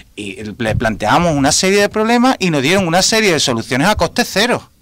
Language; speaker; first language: Spanish; native; Spanish